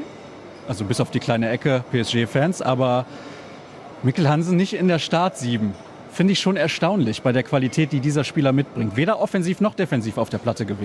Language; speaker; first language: German; native; German